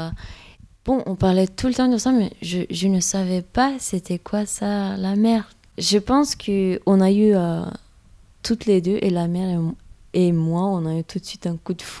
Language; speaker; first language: French; non-native, fluent; Romanian